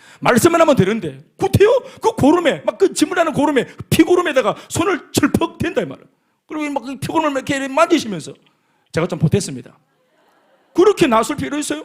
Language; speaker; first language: Korean; native; Korean